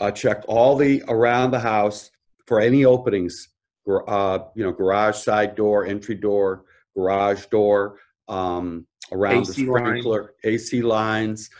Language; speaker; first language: English; native; English